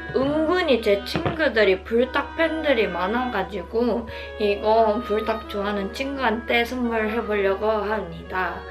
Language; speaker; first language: Korean; non-native, fluent; Japanese